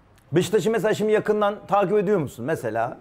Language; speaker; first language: Turkish; native; Turkish